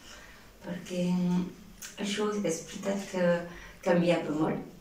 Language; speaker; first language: Catalan; non-native, local second language; French